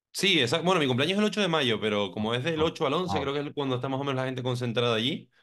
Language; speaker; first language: Spanish; native; Spanish